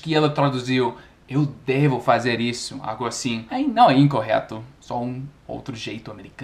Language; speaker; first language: Portuguese; non-native, fluent; English